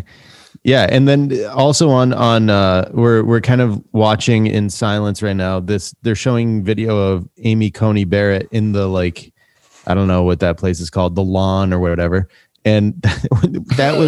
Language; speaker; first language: English; native; English